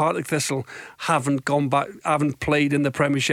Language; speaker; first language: English; native; English